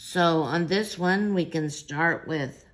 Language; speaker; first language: English; native; English